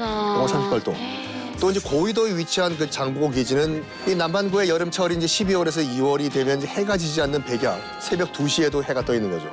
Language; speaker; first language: Korean; native; Korean